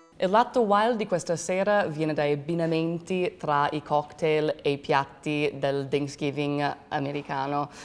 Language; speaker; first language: Italian; non-native, fluent; English